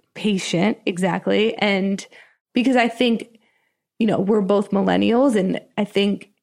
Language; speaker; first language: English; native; English